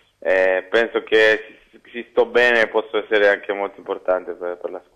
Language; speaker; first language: Italian; non-native, fluent; Spanish